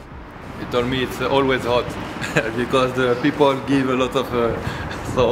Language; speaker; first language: English; non-native, fluent; French